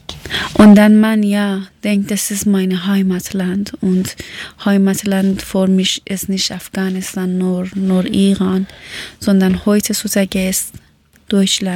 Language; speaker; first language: German; non-native, learner; Persian